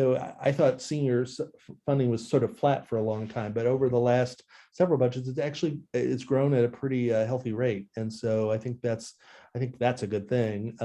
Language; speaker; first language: English; native; English